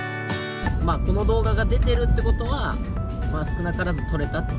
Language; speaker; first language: Japanese; native; Japanese